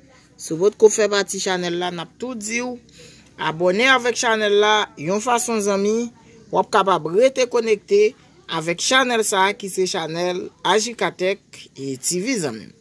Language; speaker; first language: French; non-native, local second language; Haitian Creole